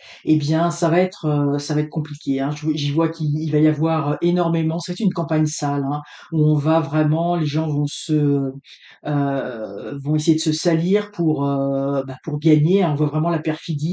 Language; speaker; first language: French; native; French